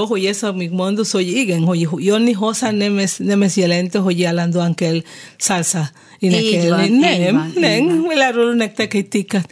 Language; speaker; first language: Hungarian; non-native, fluent; Spanish